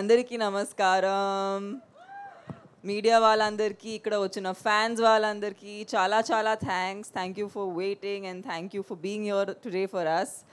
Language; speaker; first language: Telugu; non-native, local second language; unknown